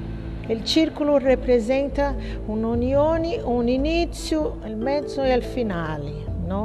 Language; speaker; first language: Italian; non-native, fluent; Portuguese